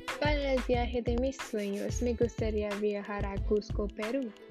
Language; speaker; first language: Spanish; non-native, learner; English